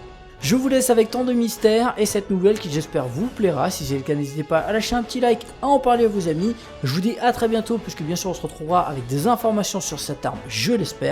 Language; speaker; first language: French; native; French